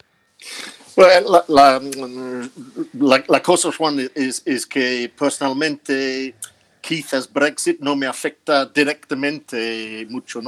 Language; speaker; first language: Spanish; non-native, fluent; English